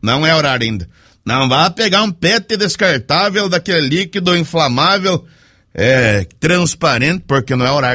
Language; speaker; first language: Portuguese; native; Portuguese